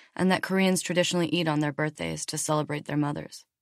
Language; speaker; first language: English; native; English